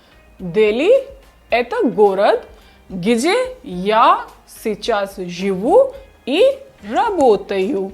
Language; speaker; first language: Russian; non-native, fluent; Hindi